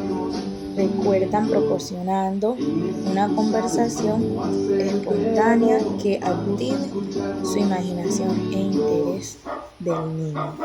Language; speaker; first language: Spanish; native; Spanish